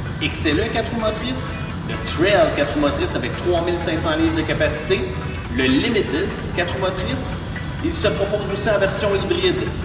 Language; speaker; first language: French; native; French